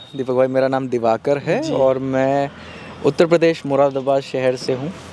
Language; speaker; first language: Hindi; native; Hindi